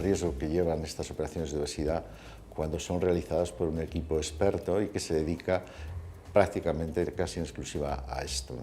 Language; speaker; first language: Spanish; native; Spanish